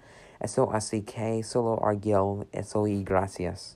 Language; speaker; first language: Spanish; non-native, learner; English